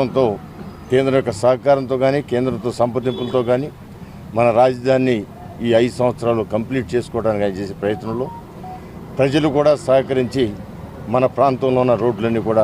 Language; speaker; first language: Telugu; native; Telugu